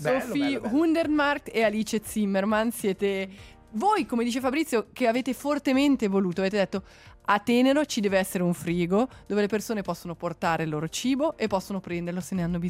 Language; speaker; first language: Italian; native; Italian